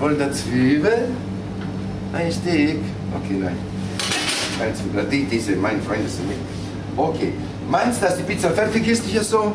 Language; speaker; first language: German; non-native, fluent; Italian